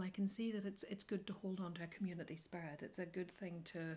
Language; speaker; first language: English; native; English